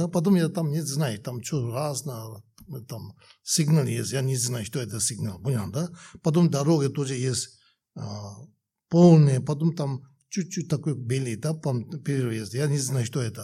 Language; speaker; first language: Russian; non-native, learner; Tibetan